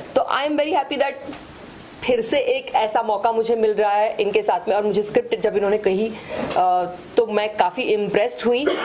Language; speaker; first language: Hindi; non-native, local second language; Kannada